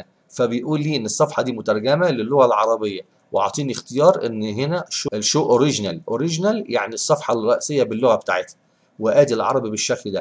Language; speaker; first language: Arabic; native; Arabic